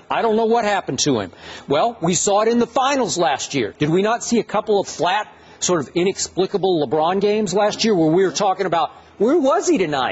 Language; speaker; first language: English; native; English